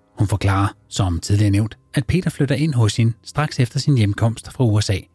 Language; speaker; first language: Danish; native; Danish